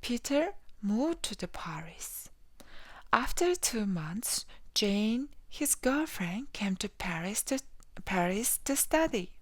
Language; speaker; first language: English; non-native, learner; Mongolian